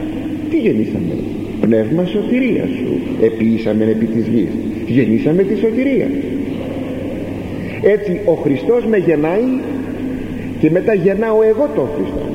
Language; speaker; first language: Greek; native; Greek